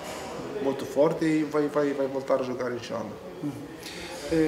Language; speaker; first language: Portuguese; non-native, learner; Arabic